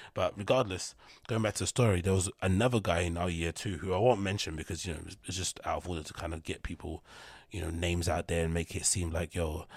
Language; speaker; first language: English; native; English